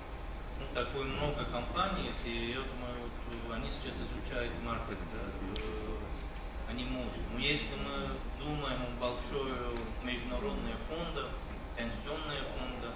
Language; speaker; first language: Russian; non-native, fluent; Turkish